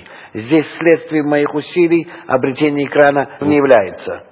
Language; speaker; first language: Russian; native; Russian